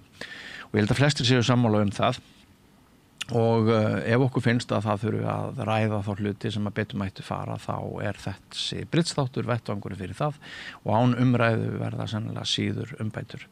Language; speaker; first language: Icelandic; native; Icelandic